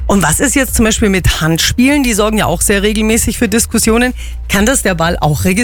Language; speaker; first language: German; native; German